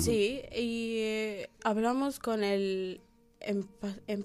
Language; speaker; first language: Spanish; non-native, learner; Arabic